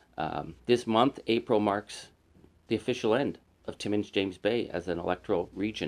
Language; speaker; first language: English; native; English